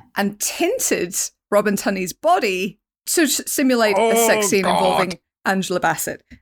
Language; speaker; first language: English; native; English